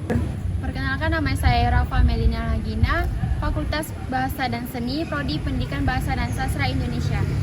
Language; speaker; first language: Indonesian; non-native, local second language; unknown